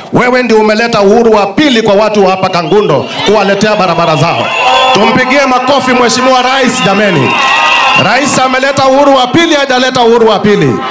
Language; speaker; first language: Swahili; non-native, local second language; Kamba